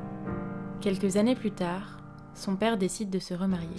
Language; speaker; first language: French; native; French